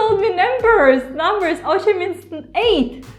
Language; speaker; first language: English; non-native, fluent; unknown